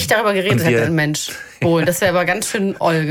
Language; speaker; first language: German; native; German